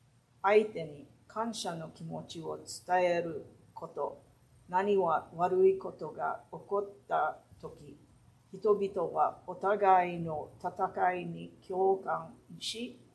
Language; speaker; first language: Japanese; early bilingual, heritage; Japanese